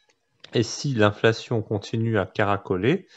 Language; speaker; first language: French; native; French